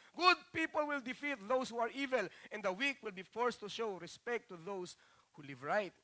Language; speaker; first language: English; non-native, local second language; Filipino